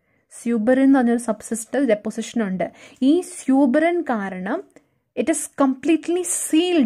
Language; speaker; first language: English; non-native, local second language; Malayalam